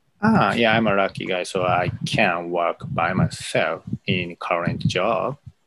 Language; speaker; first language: English; non-native, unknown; Japanese